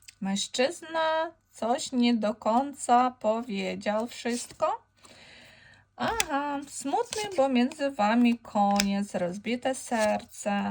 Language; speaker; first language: Polish; non-native, fluent; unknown